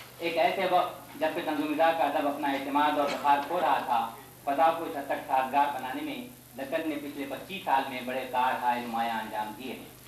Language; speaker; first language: Urdu; native; Urdu